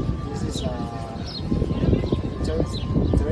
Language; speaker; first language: English; non-native, learner; Spanish